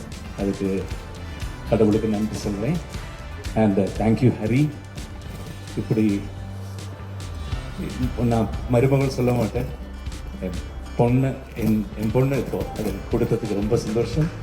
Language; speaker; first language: Tamil; non-native, fluent; Malayalam